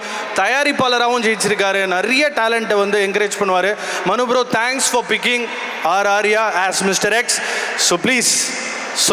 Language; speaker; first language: Tamil; native; Tamil